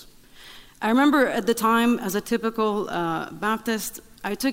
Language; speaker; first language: English; non-native, fluent; Arabic